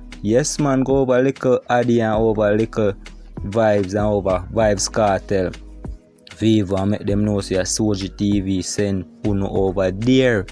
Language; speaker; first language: English; non-native, local second language; Jamaican Creole English